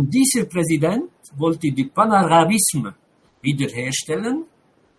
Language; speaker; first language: German; non-native, fluent; Arabic